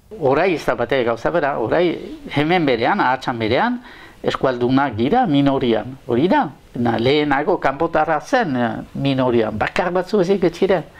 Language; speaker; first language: Basque; native; Basque